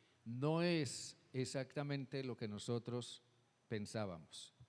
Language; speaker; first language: Spanish; native; Spanish